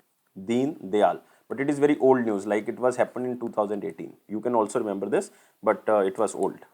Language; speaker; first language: English; non-native, local second language; Hindi